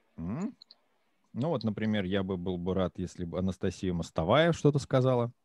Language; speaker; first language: Russian; native; Russian